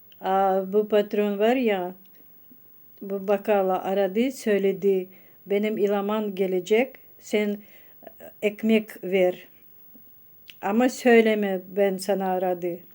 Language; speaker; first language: Turkish; non-native, learner; Russian